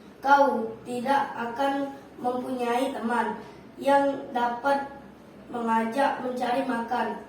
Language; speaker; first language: Indonesian; native; Indonesian